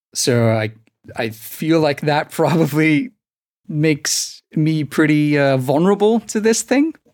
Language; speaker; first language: English; non-native, fluent; Icelandic